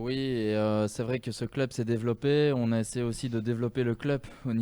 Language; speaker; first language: French; native; French